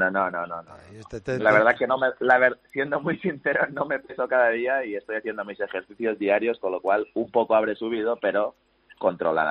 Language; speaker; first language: Spanish; native; Spanish